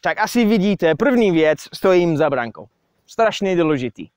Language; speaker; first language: Czech; non-native, fluent; English